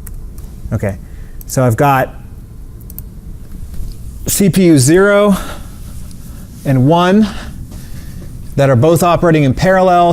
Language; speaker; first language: English; native; English